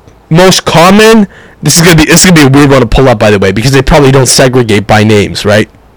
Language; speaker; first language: English; early bilingual, other home language; Italian